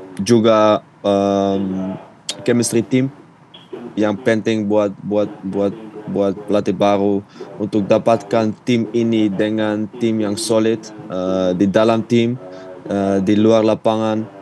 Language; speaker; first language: Indonesian; non-native, fluent; Dutch